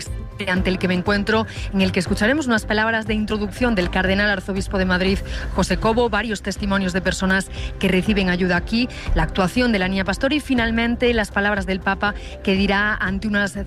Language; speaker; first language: Spanish; native; Spanish